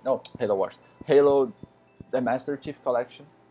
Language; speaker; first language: English; non-native, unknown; Portuguese